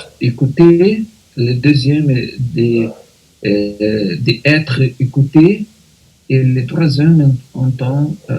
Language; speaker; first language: French; non-native, fluent; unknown